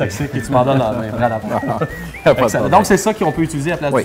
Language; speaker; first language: French; native; French